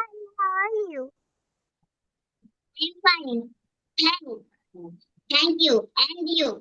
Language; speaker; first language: English; non-native, learner; Bangla